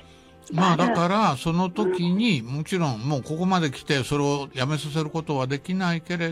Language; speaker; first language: Japanese; native; Japanese